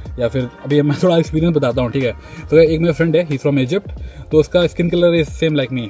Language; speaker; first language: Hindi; native; Hindi